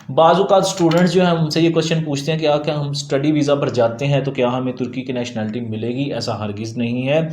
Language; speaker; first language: Urdu; native; Urdu